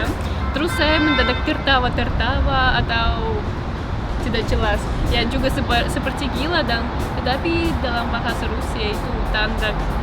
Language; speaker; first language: Indonesian; non-native, fluent; Russian